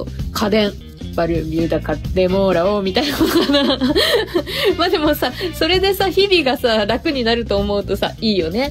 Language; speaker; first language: Japanese; native; Japanese